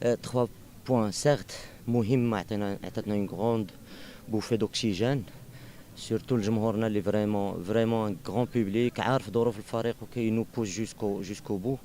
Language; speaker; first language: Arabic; native; Arabic